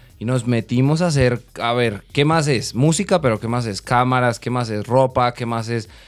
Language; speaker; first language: Spanish; native; Spanish